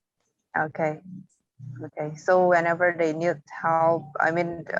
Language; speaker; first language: English; non-native, fluent; Thai